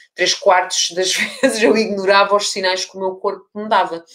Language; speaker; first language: Portuguese; early bilingual, other home language; English